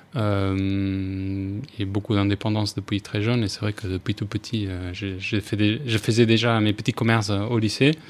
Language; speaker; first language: French; non-native, fluent; Spanish